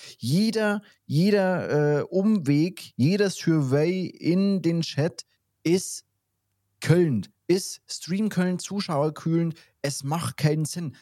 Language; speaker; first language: German; native; German